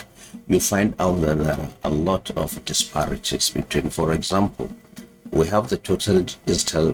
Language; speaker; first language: English; non-native, local second language; Hausa